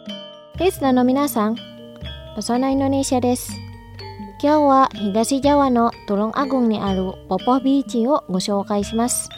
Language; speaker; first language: Japanese; non-native, fluent; Indonesian